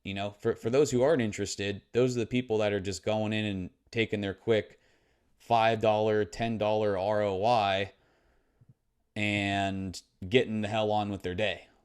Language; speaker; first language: English; native; English